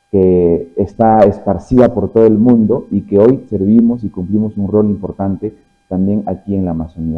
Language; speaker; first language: Spanish; native; Spanish